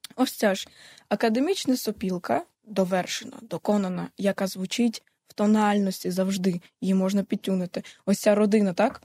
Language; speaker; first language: Ukrainian; native; Ukrainian